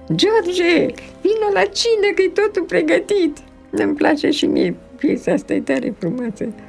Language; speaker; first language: Romanian; early bilingual, other home language; French